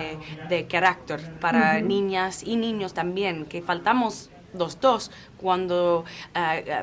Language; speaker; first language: Spanish; non-native, fluent; English